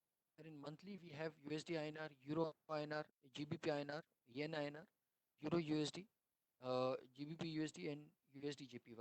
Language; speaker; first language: English; non-native, local second language; Hindi